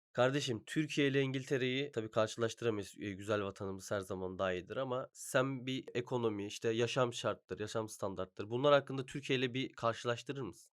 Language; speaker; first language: Turkish; native; Turkish